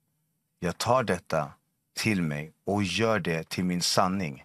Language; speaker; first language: Swedish; non-native, fluent; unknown